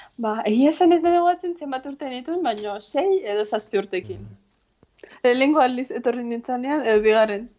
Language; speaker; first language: Basque; non-native, fluent; Ukrainian